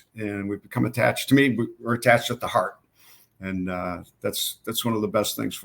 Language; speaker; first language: English; native; English